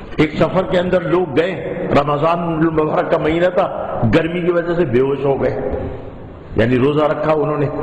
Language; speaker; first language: Urdu; native; Urdu